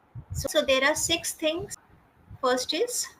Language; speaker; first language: English; non-native, fluent; Hindi